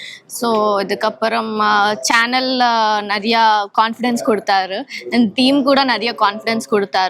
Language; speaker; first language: Tamil; non-native, learner; Telugu